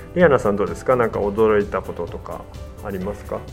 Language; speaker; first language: Japanese; native; Japanese